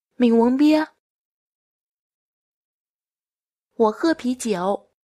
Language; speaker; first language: Chinese; non-native, fluent; Vietnamese